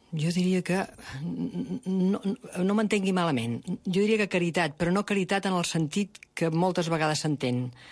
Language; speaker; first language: Catalan; native; Catalan